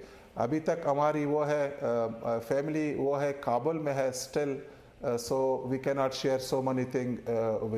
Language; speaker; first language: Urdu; non-native, learner; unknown